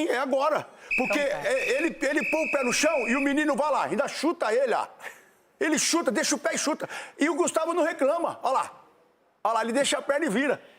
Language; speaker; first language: Portuguese; native; Portuguese